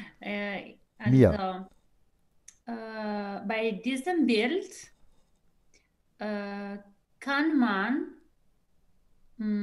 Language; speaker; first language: German; non-native, learner; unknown